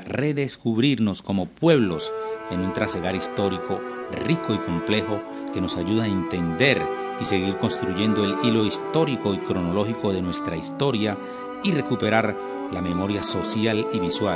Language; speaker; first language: Spanish; native; Spanish